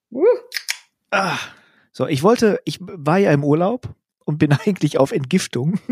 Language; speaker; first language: German; native; German